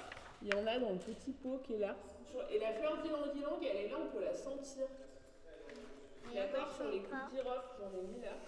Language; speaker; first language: French; native; French